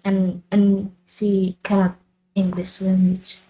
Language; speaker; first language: English; non-native, learner; Indonesian